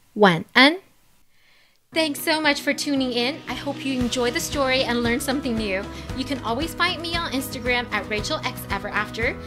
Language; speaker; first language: English; early bilingual, other home language; Chinese